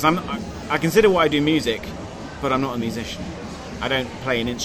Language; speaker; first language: English; native; English